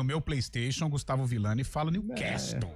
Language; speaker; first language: Portuguese; native; Portuguese